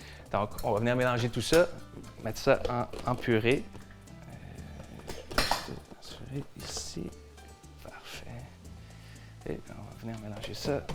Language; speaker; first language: French; native; French